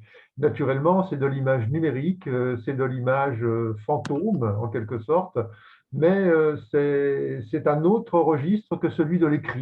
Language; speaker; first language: French; native; French